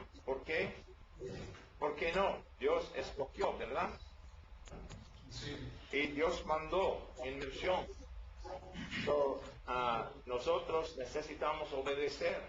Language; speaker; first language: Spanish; non-native, learner; English